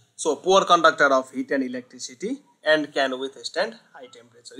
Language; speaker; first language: English; non-native, local second language; Nepali